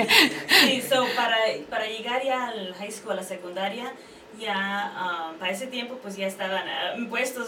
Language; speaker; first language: Spanish; early bilingual, heritage; Spanish